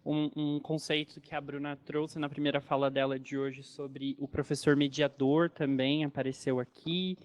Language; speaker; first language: Portuguese; native; Portuguese